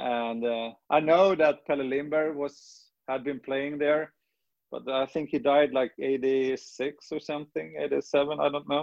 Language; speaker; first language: English; non-native, fluent; Swedish